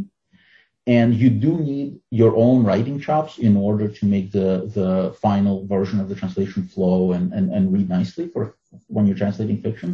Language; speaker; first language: English; non-native, fluent; Russian